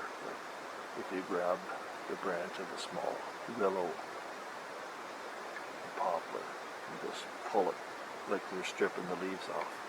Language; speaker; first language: English; native; English